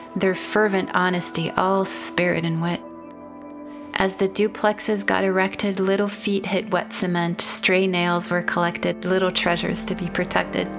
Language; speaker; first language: English; non-native, fluent; Portuguese